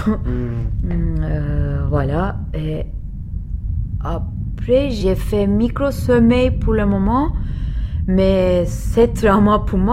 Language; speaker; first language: French; non-native, learner; Turkish